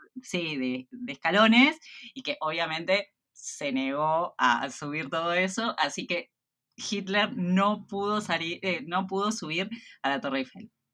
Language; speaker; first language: Spanish; native; Spanish